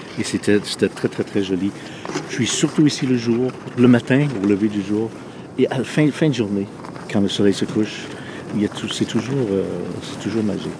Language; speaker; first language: French; non-native, local second language; English